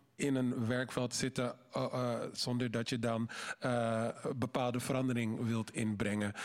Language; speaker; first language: Dutch; native; Dutch